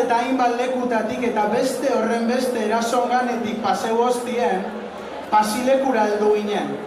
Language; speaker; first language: Basque; native; Basque